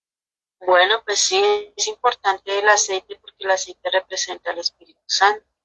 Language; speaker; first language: Spanish; native; Spanish